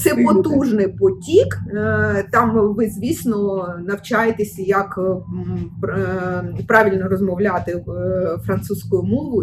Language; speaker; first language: Ukrainian; non-native, local second language; Russian